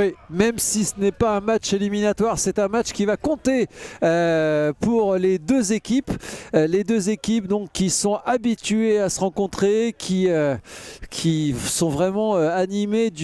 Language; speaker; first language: French; native; French